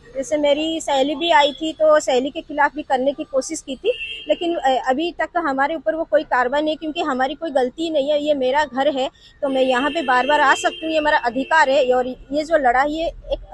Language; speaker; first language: Hindi; non-native, local second language; Odia